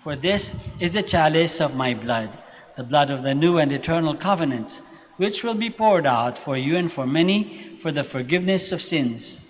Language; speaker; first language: English; non-native, local second language; Filipino